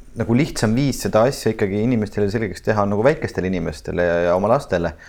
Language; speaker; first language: Estonian; native; Estonian